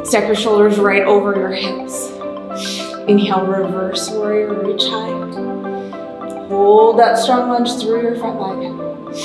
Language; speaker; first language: English; native; English